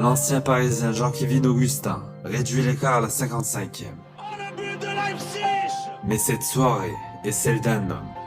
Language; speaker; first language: French; native; French